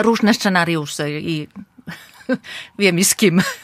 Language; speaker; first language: Polish; non-native, fluent; Finnish